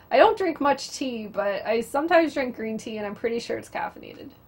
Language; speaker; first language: English; native; English